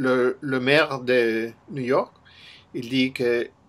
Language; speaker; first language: French; non-native, learner; English